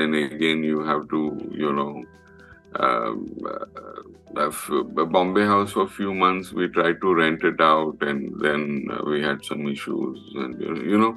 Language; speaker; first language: English; non-native, local second language; Malayalam